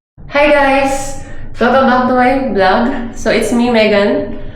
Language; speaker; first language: English; non-native, local second language; Filipino